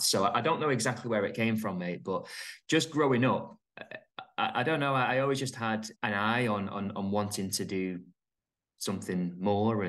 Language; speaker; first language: English; native; English